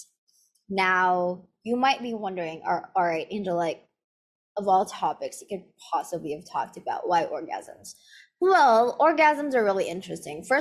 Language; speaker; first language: English; non-native, local second language; Filipino